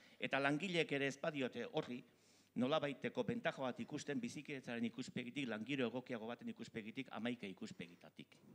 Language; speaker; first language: Basque; native; Basque